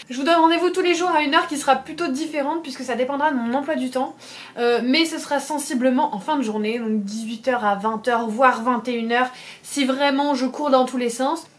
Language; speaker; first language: French; native; French